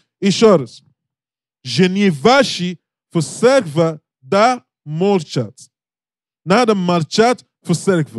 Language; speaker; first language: Russian; non-native, learner; English